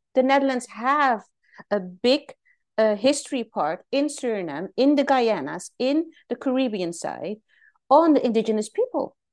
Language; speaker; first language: English; non-native, fluent; Dutch